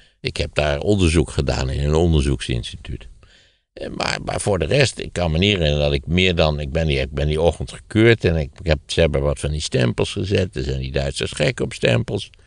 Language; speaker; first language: Dutch; native; Dutch